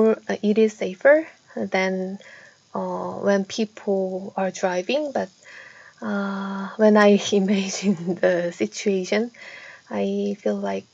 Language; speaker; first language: English; non-native, fluent; Korean